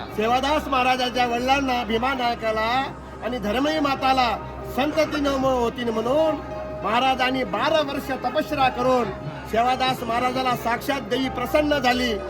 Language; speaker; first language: Marathi; non-native, local second language; Lambadi